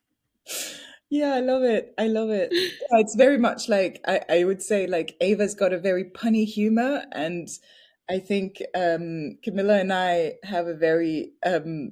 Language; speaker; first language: English; non-native, fluent; French